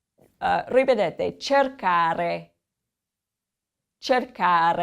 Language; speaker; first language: Italian; non-native, fluent; English